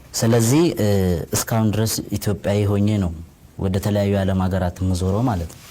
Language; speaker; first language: Amharic; non-native, local second language; Oromo